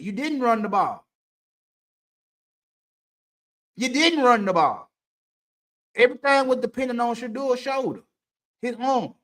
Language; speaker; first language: English; native; English